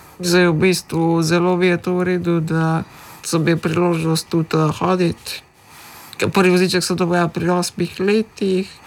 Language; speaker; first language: Slovenian; early bilingual, other home language; Macedonian